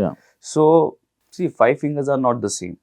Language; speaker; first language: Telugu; non-native, learner; Hindi